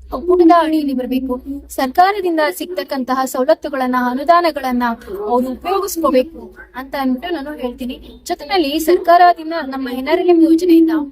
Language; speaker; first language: Kannada; native; Kannada